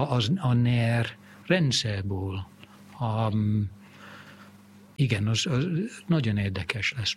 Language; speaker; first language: Hungarian; non-native, fluent; English